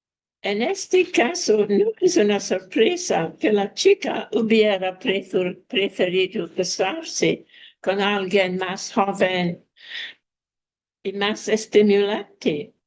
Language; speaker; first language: Spanish; non-native, fluent; English